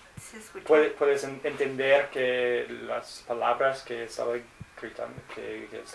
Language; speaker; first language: Spanish; non-native, learner; English